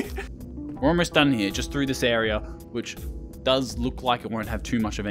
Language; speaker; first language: English; native; English